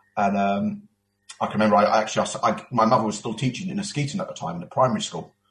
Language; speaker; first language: English; native; English